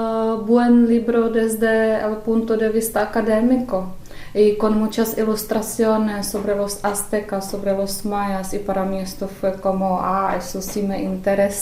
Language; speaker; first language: Spanish; non-native, fluent; Czech